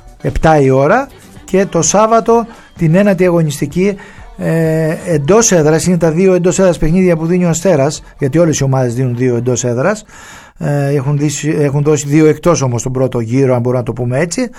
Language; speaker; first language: Greek; native; Greek